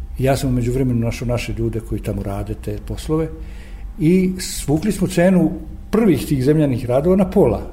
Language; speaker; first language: Serbian; native; Serbian